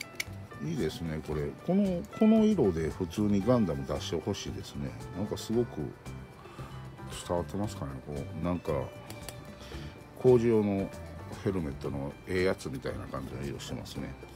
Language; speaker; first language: Japanese; native; Japanese